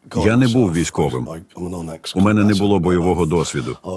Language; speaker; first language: Ukrainian; non-native, fluent; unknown